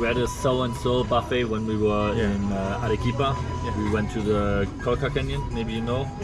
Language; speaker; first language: English; non-native, fluent; Spanish